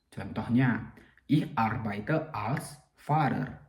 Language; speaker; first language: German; non-native, learner; Indonesian